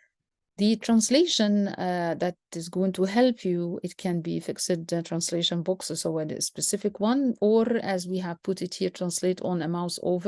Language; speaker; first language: English; non-native, fluent; Arabic